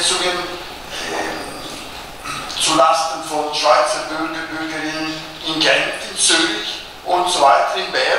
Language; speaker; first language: German; non-native, local second language; Italian